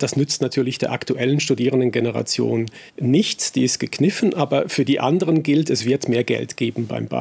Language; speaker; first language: German; native; German